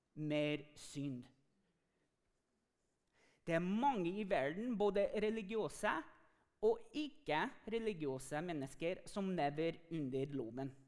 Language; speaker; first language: Norwegian; non-native, fluent; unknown